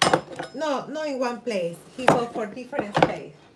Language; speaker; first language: English; non-native, learner; Spanish